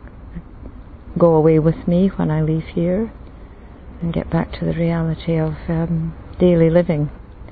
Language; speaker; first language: English; native; English